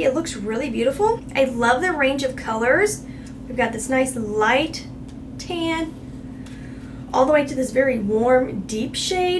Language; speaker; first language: English; native; English